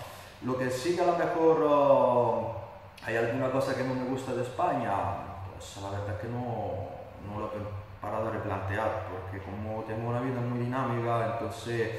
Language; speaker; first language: Spanish; non-native, fluent; Italian